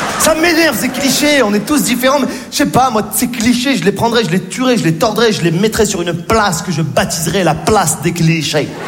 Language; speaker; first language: French; native; French